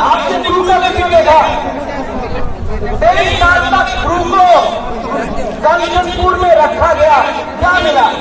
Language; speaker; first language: Hindi; non-native, local second language; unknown